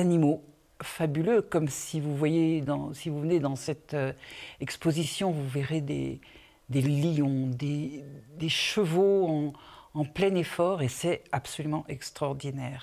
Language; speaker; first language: French; native; French